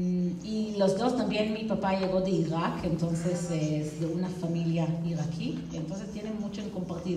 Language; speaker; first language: Spanish; non-native, fluent; Hebrew